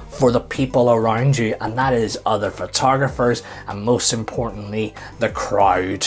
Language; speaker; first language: English; native; English